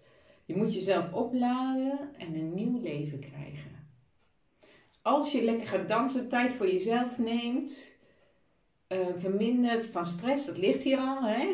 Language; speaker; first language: Dutch; native; Dutch